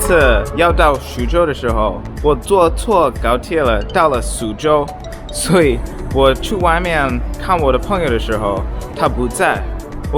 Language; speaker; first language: Chinese; non-native, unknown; English